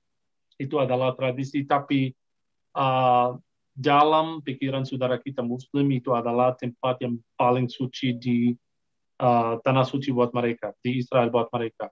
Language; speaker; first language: Indonesian; non-native, fluent; Arabic